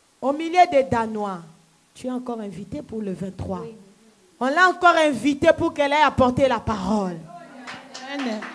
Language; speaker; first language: French; non-native, local second language; Lingala